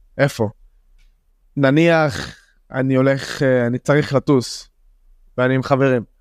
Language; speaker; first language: Hebrew; non-native, local second language; Arabic